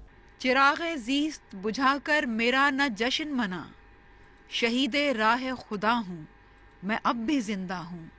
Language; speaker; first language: Urdu; native; Urdu